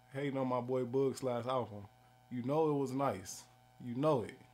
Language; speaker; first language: English; native; English